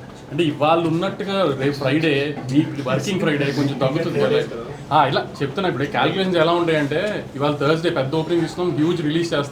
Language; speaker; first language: Telugu; native; Telugu